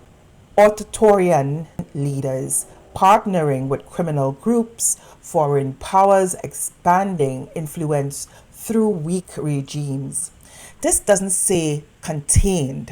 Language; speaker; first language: English; native; English